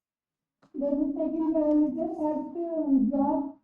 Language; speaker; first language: English; non-native, learner; Hindi